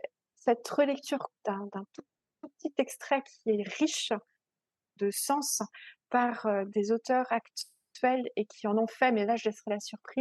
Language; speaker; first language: French; native; French